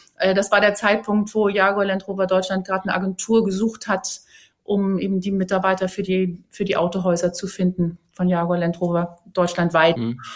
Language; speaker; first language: German; native; German